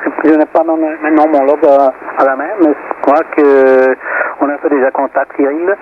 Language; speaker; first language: French; non-native, fluent; Spanish